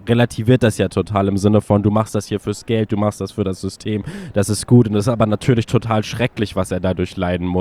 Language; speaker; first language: German; native; German